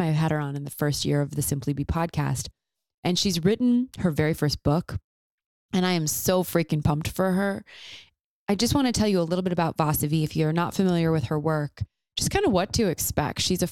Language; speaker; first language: English; native; English